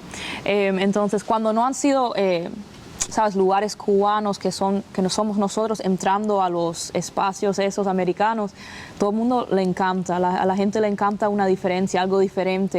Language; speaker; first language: Spanish; early bilingual, other home language; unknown